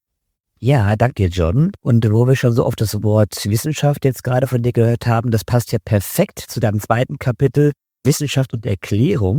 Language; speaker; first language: German; native; German